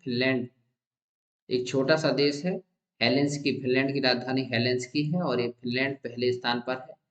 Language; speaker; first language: Hindi; native; Hindi